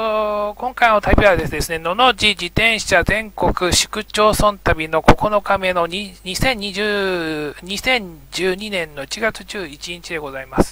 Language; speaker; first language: Japanese; native; Japanese